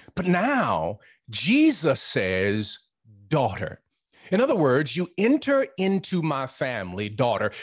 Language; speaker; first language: English; native; English